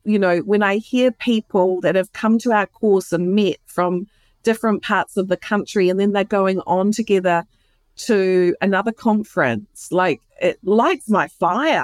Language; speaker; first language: English; native; English